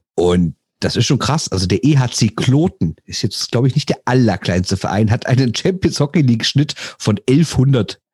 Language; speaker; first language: German; native; German